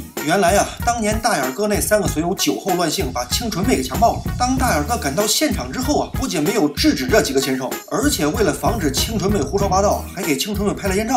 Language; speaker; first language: Chinese; native; Chinese